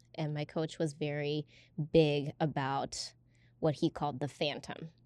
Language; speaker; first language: English; native; English